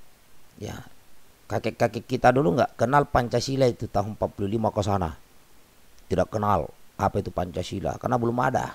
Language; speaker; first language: Indonesian; native; Indonesian